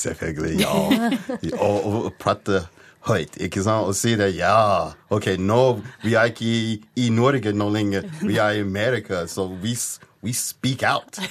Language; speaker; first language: Norwegian; non-native, fluent; English